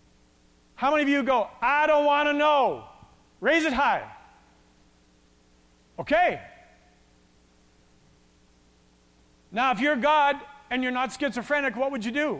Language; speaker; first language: English; native; English